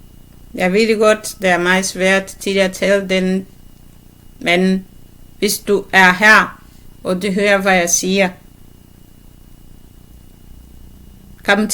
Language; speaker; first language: Danish; non-native, learner; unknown